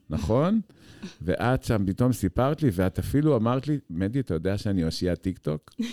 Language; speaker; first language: Hebrew; native; Hebrew